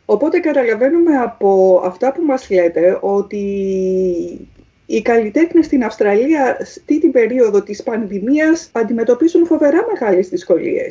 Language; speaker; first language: Greek; native; Greek